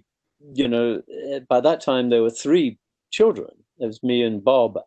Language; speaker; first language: English; native; English